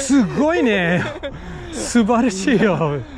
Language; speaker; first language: Japanese; non-native, learner; English